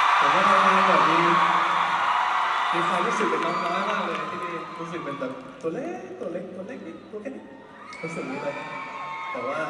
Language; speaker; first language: Thai; native; Thai